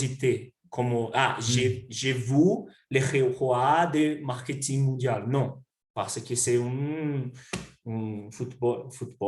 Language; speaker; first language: French; non-native, learner; Portuguese